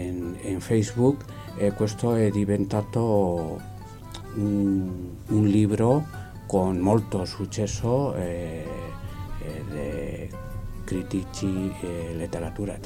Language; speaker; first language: Italian; non-native, learner; Spanish